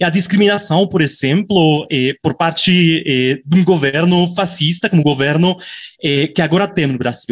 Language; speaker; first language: Portuguese; non-native, fluent; Spanish